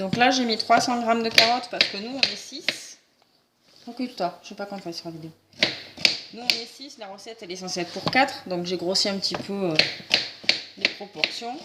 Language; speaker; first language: French; native; French